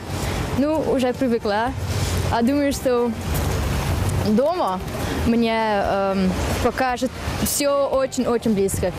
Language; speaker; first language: Russian; non-native, learner; Dutch